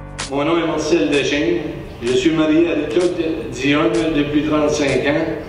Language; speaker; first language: French; native; French